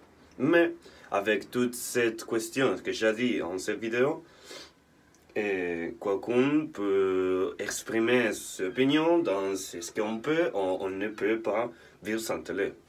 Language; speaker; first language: French; non-native, learner; Spanish